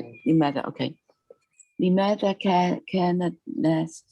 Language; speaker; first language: Arabic; non-native, learner; English